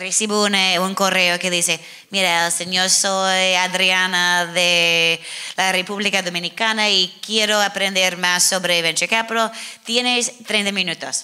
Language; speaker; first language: Spanish; non-native, learner; English